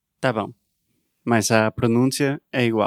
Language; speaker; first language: Portuguese; non-native, learner; English